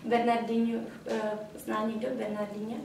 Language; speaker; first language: Portuguese; non-native, fluent; Czech